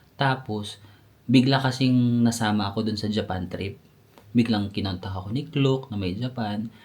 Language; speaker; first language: Filipino; native; Filipino